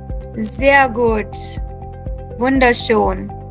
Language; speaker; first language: German; non-native, fluent; Hindi